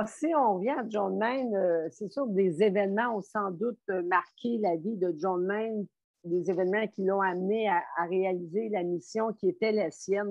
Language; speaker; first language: French; native; French